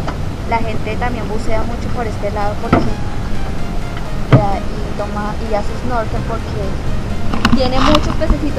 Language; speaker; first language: Spanish; native; Spanish